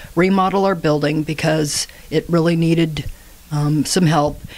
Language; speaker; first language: English; native; English